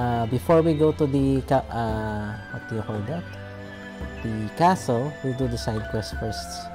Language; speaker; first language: English; non-native, local second language; Filipino